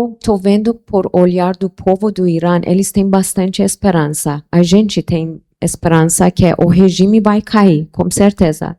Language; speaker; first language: Portuguese; non-native, fluent; Persian